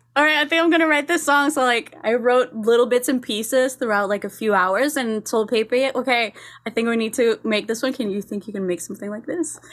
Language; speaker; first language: English; non-native, fluent; Spanish